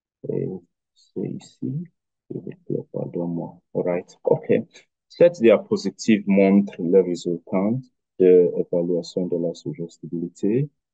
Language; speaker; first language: French; non-native, learner; English